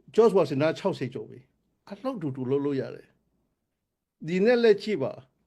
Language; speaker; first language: Burmese; non-native, local second language; Hakha Chin